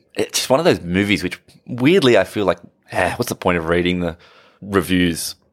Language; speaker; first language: English; native; English